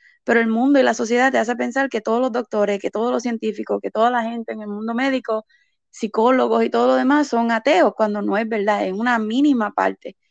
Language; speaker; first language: Spanish; early bilingual, heritage; Spanish